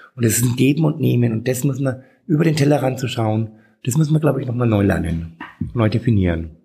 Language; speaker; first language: German; native; German